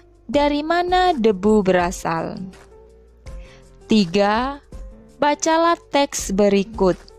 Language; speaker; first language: Indonesian; native; Indonesian